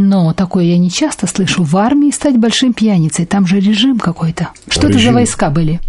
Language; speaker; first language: Russian; native; Russian